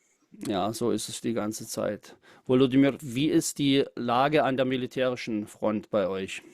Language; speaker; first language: German; native; German